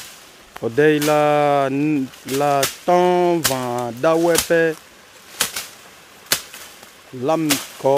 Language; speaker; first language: Vietnamese; non-native, learner; Portuguese